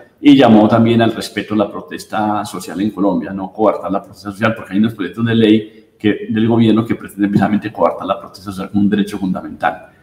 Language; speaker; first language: Spanish; native; Spanish